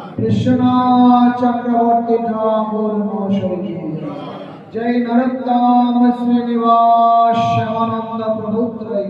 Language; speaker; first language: Hindi; non-native, local second language; Bangla